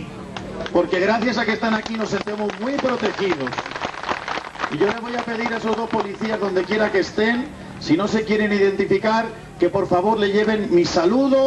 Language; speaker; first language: Spanish; native; Spanish